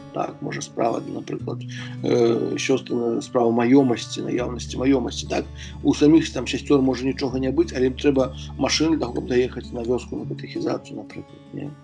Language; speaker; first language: Belarusian; native; Belarusian